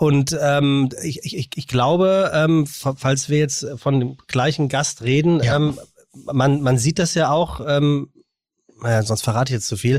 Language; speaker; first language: German; native; German